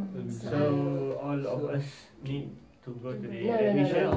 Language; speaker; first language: English; non-native, learner; Malay